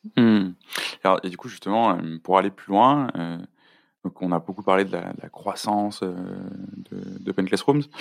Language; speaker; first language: French; native; French